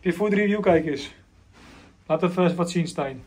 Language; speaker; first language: Dutch; native; Dutch